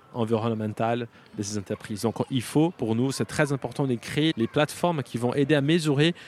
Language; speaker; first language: French; non-native, fluent; Portuguese